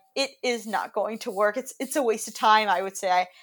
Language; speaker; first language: English; native; English